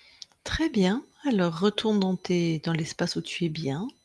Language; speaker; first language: French; native; French